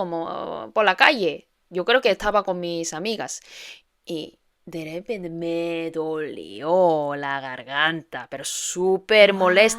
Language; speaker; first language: Spanish; non-native, fluent; Korean